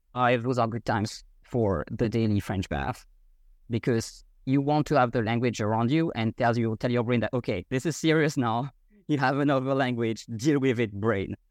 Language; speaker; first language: English; non-native, fluent; French